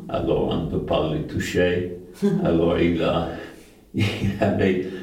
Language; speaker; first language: French; non-native, fluent; English